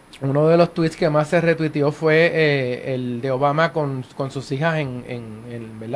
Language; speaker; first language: Spanish; native; Spanish